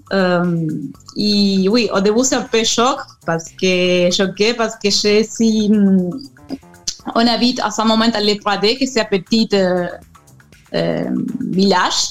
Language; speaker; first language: French; non-native, learner; Spanish